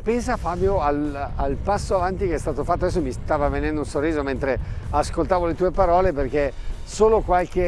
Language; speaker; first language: Italian; native; Italian